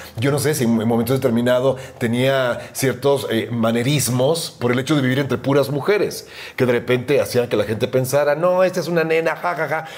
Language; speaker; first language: Spanish; native; Spanish